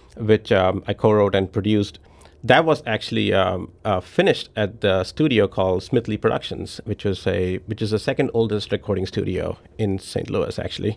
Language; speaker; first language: English; non-native, local second language; Hindi